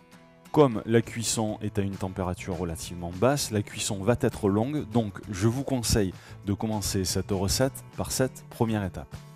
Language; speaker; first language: French; native; French